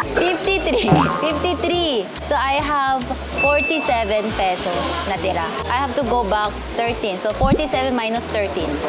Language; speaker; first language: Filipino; non-native, fluent; Korean